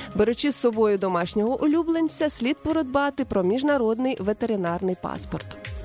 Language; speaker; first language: Ukrainian; native; Ukrainian